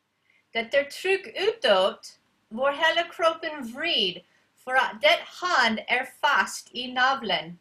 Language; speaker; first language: Swedish; non-native, learner; English